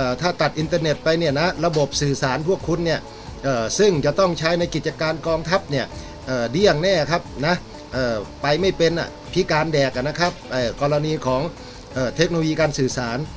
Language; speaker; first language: Thai; native; Thai